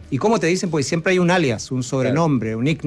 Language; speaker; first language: Spanish; native; Spanish